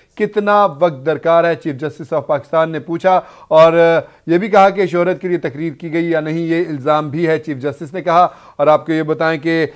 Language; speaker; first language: Urdu; native; Urdu